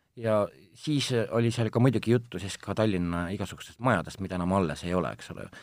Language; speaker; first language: Estonian; native; Estonian